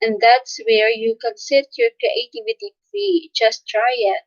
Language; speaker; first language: English; non-native, local second language; Filipino